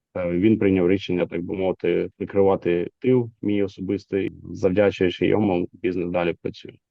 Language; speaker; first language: Ukrainian; native; Ukrainian